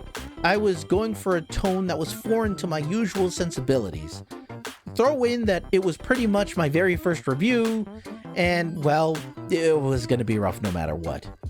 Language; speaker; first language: English; native; English